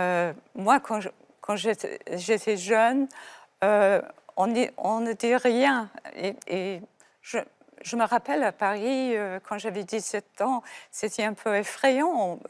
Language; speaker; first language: French; non-native, fluent; English